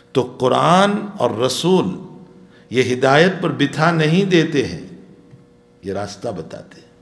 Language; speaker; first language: Urdu; non-native, local second language; Gujarati